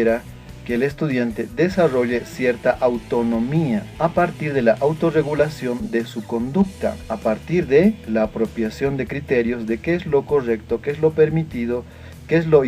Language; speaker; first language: Spanish; native; Spanish